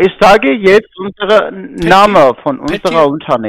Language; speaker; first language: German; non-native, learner; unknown